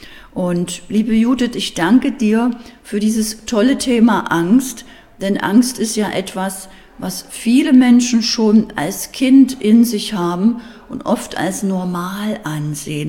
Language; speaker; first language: German; native; German